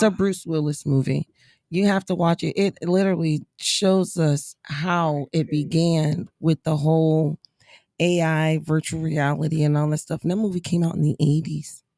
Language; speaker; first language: English; native; English